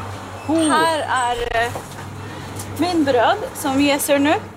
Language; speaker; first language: Swedish; non-native, learner; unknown